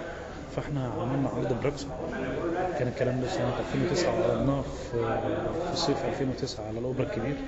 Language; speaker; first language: Arabic; native; Arabic